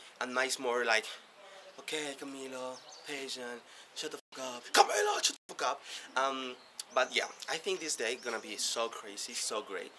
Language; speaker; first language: English; non-native, learner; Spanish